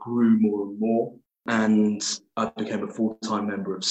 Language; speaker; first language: English; native; English